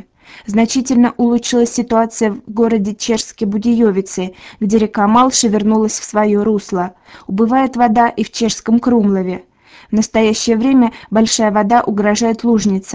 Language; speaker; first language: Russian; native; Russian